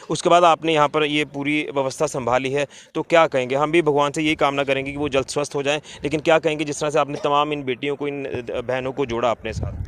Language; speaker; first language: Hindi; non-native, local second language; Dogri